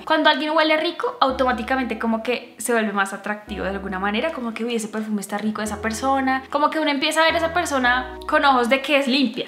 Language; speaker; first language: Spanish; native; Spanish